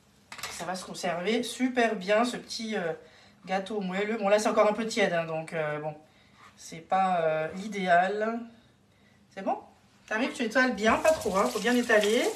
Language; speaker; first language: French; native; French